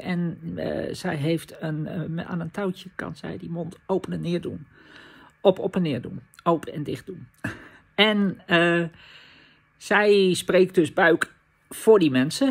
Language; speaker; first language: Dutch; native; Dutch